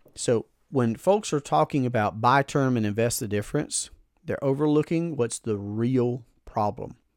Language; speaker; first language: English; native; English